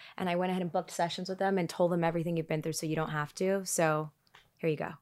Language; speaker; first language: English; early bilingual, other home language; Tigrinya